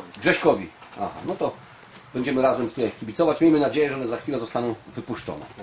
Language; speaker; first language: Polish; native; Polish